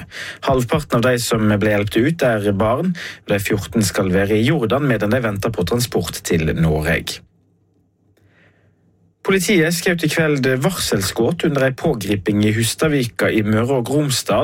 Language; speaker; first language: Norwegian; native; Norwegian